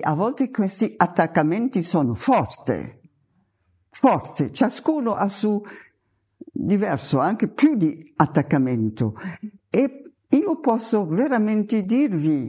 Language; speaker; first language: Italian; non-native, fluent; German